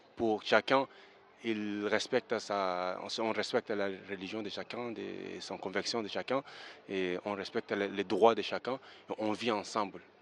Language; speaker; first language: French; early bilingual, other home language; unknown